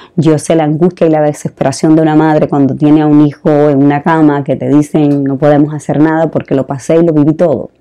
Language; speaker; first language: Spanish; native; Spanish